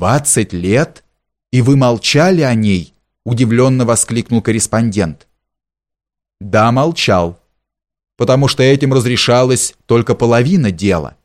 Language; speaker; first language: Russian; native; Russian